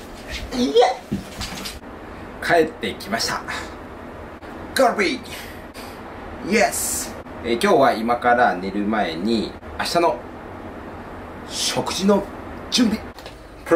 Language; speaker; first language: Japanese; native; Japanese